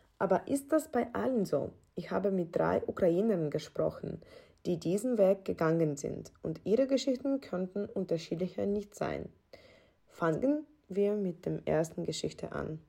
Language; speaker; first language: German; non-native, fluent; Ukrainian